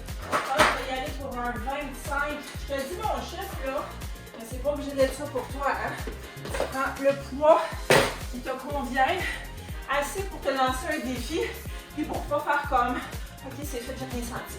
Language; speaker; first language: French; native; French